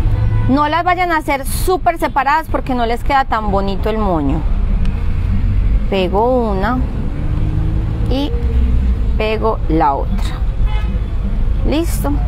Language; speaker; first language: Spanish; native; Spanish